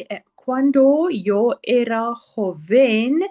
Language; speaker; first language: Spanish; non-native, learner; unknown